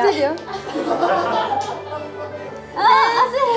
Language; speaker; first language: Japanese; native; Japanese